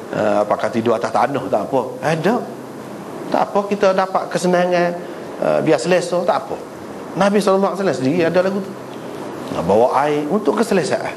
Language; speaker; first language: Malay; native; Malay